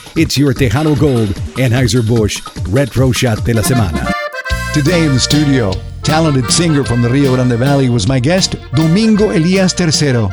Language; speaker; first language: English; early bilingual, other home language; Spanish